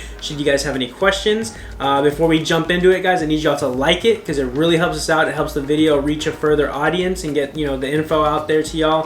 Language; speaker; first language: English; native; English